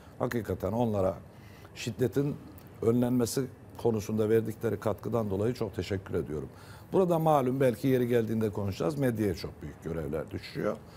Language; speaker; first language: Turkish; native; Turkish